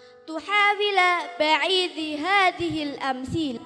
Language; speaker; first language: Arabic; non-native, learner; Indonesian